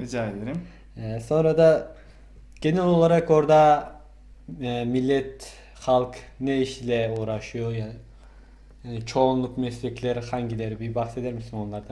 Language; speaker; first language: Turkish; non-native, fluent; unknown